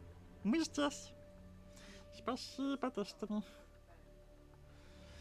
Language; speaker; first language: Russian; non-native, learner; English